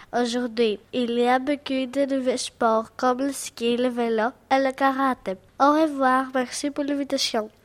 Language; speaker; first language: French; non-native, learner; Greek